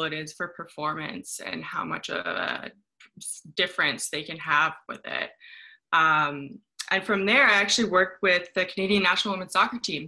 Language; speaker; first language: English; native; English